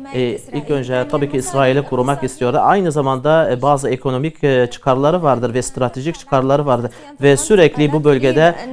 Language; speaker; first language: Turkish; non-native, learner; Arabic